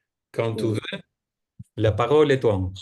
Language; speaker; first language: French; non-native, fluent; Spanish